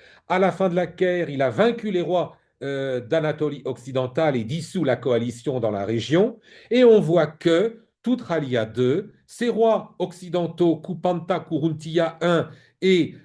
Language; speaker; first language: French; native; French